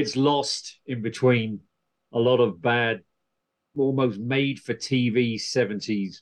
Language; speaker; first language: English; native; English